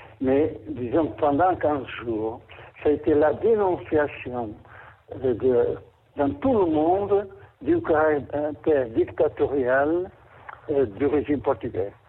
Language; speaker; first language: French; non-native, fluent; Portuguese